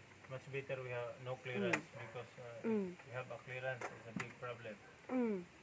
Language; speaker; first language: English; non-native, local second language; Cebuano